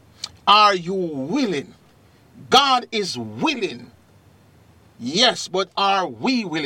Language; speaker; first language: English; native; English